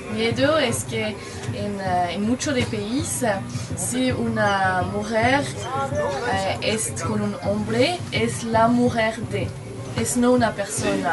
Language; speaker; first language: Spanish; non-native, learner; French